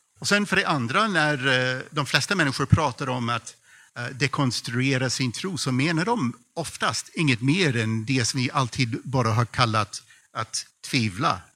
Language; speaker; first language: Swedish; non-native, fluent; English